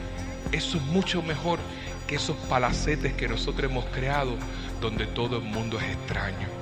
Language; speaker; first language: Spanish; native; Spanish